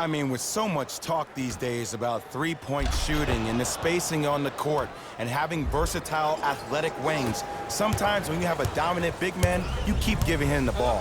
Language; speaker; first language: English; native; English